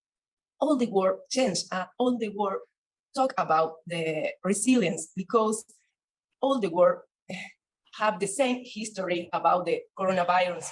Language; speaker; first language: English; non-native, learner; Spanish